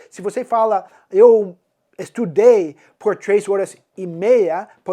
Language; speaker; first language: Portuguese; non-native, fluent; English